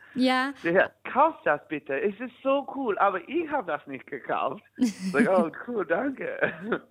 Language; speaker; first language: German; non-native, fluent; English